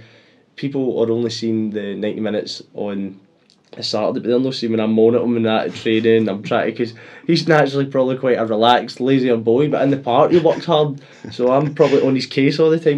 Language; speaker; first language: English; native; English